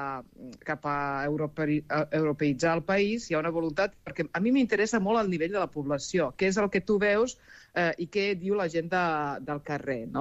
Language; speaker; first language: Catalan; non-native, fluent; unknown